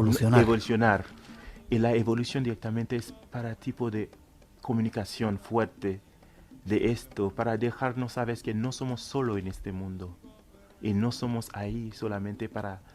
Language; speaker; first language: Spanish; non-native, fluent; Haitian Creole